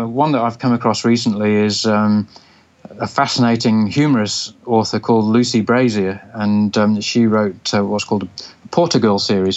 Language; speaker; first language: English; native; English